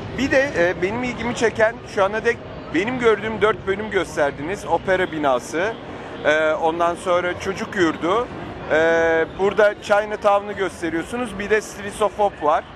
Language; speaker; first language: Turkish; native; Turkish